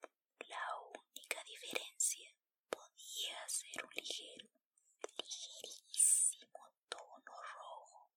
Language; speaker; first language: Spanish; native; Spanish